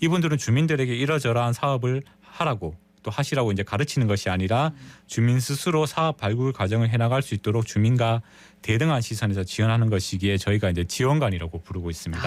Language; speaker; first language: Korean; native; Korean